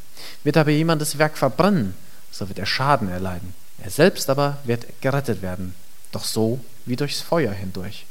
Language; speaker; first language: German; native; German